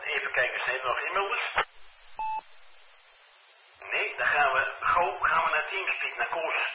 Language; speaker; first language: Dutch; native; Dutch